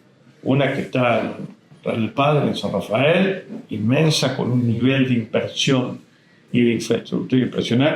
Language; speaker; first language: Spanish; native; Spanish